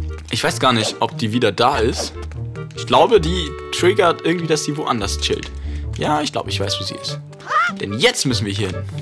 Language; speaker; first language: German; native; German